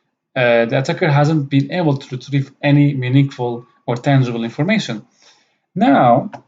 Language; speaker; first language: English; non-native, fluent; Arabic